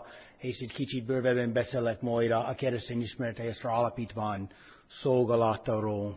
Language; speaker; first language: Hungarian; non-native, fluent; English